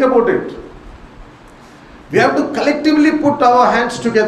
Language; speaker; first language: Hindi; non-native, local second language; Urdu